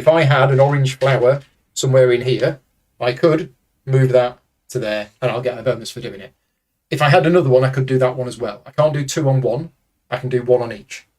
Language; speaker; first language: English; native; English